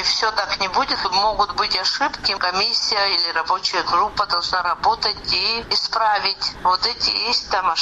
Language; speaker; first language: Russian; non-native, local second language; Abkhazian